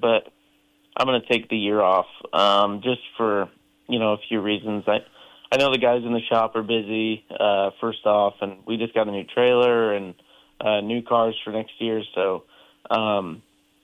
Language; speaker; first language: English; native; English